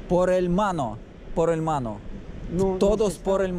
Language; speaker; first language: Spanish; non-native, learner; Russian